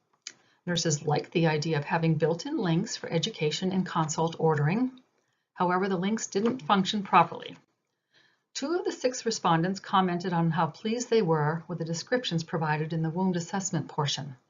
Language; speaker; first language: English; native; English